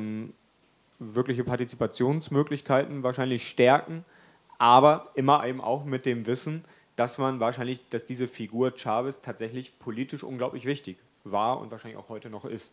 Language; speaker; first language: German; native; German